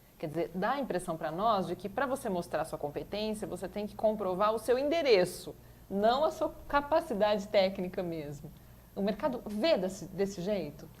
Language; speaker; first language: Portuguese; native; Portuguese